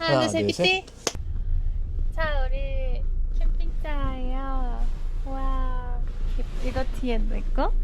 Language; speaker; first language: Korean; non-native, fluent; Turkish